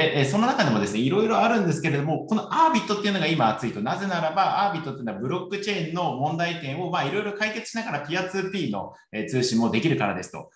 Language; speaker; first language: Japanese; native; Japanese